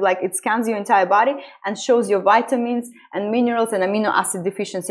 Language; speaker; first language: English; non-native, fluent; Estonian